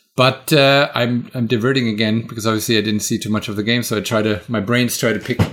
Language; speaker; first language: English; non-native, fluent; German